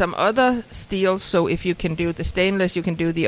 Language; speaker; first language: English; non-native, fluent; Danish